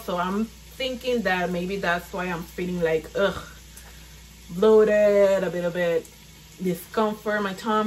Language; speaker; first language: English; non-native, fluent; Spanish